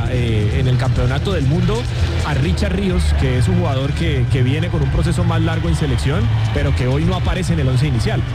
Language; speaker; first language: Spanish; native; Spanish